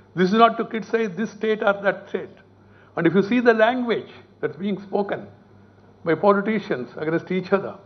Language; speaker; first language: English; non-native, local second language; Telugu